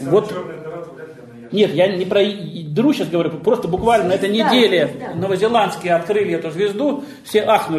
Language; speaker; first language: Russian; native; Russian